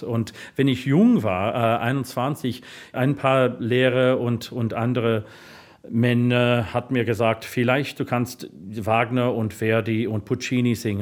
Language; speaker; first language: German; non-native, learner; English